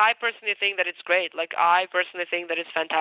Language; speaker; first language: English; non-native, fluent; Ukrainian